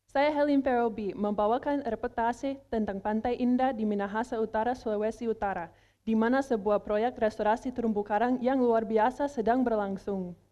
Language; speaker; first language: Indonesian; non-native, fluent; English